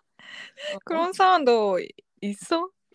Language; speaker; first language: Korean; non-native, fluent; Japanese